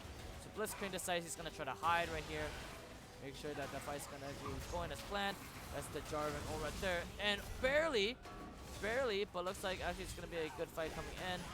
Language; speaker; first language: English; native; English